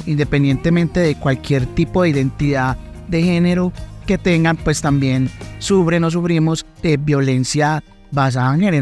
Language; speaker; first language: Spanish; native; Spanish